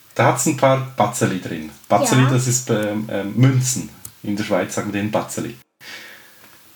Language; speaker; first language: German; native; German